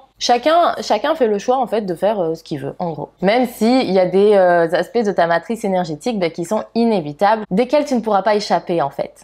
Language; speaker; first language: French; native; French